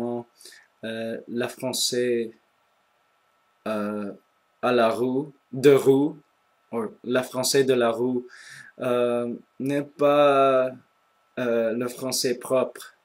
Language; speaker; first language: French; non-native, local second language; English